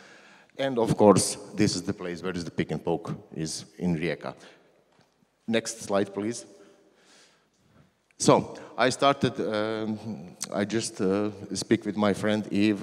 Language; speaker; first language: English; non-native, learner; Croatian